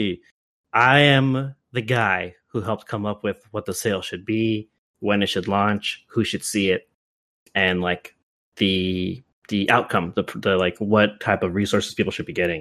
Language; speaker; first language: English; native; English